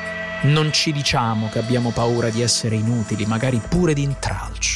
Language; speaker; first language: Italian; native; Italian